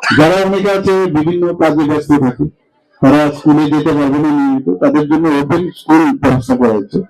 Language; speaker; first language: Bangla; native; Bangla